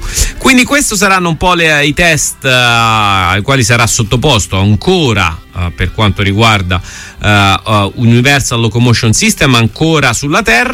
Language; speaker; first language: Italian; native; Italian